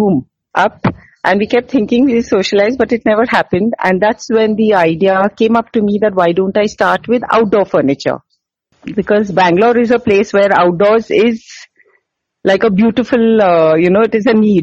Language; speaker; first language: English; non-native, local second language; Hindi